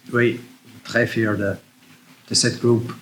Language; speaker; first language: French; non-native, learner; English